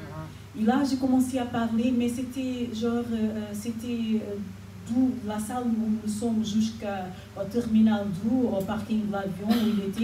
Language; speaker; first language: French; non-native, fluent; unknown